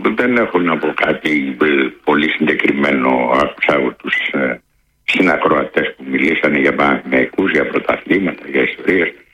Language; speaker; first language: Greek; native; Greek